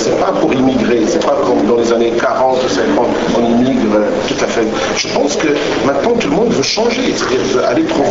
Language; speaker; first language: French; non-native, local second language; Arabic